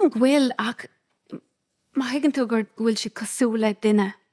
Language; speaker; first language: Irish; non-native, local second language; English